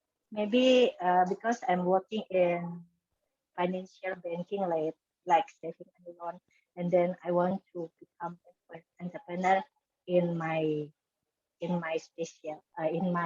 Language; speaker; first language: English; non-native, learner; Indonesian